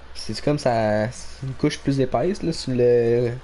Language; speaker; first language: French; native; French